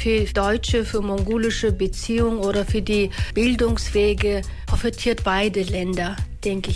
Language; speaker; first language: German; non-native, fluent; Mongolian